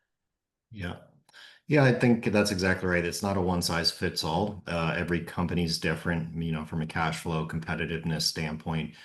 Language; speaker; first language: English; native; English